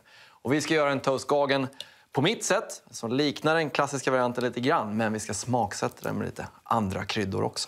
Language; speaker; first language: Swedish; native; Swedish